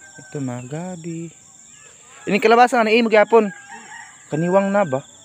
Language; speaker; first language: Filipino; non-native, local second language; Cebuano